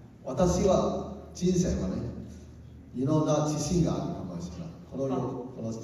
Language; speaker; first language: Japanese; non-native, learner; Cantonese